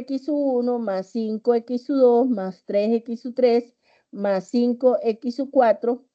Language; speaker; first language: Spanish; native; Spanish